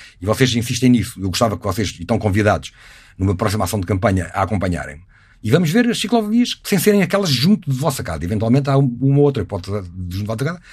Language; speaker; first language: Portuguese; native; Portuguese